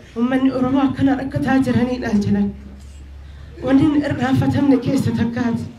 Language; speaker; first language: Oromo; early bilingual, heritage; Oromo